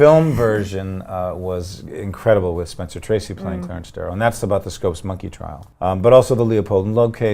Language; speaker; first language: English; native; English